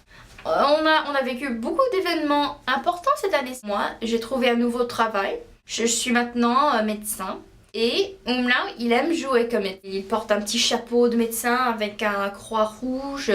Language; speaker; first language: French; non-native, learner; English